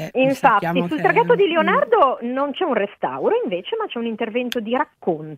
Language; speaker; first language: Italian; native; Italian